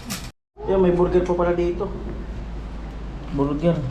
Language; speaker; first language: Filipino; native; Filipino